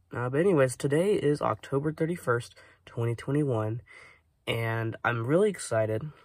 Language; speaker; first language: English; native; English